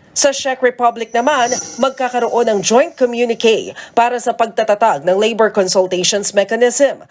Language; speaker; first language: Filipino; native; Filipino